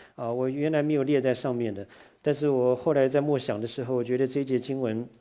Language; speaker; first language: Chinese; native; Chinese